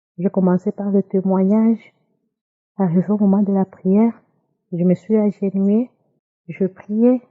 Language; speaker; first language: French; non-native, local second language; Lingala